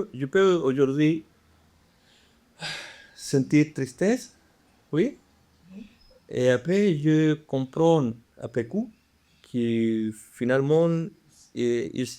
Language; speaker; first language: French; non-native, fluent; Spanish